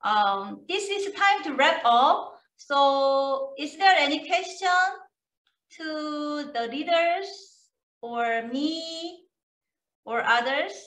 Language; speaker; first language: English; non-native, learner; Korean